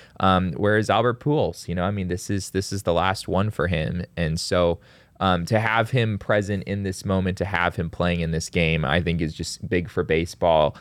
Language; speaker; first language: English; native; English